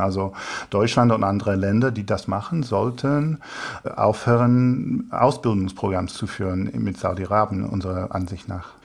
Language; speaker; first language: German; non-native, fluent; English